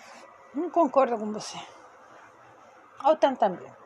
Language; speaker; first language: Portuguese; non-native, fluent; Spanish